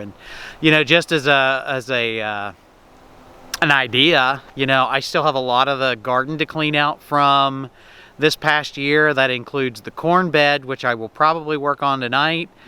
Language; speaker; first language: English; native; English